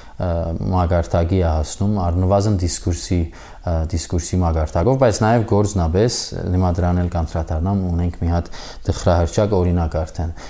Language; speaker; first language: Armenian; native; Armenian